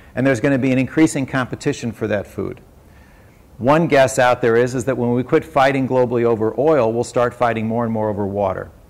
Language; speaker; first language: English; native; English